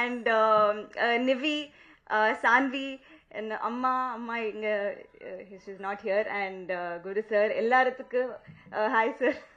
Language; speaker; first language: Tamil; non-native, learner; Telugu